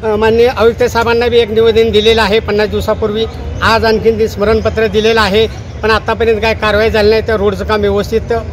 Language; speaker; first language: Marathi; native; Marathi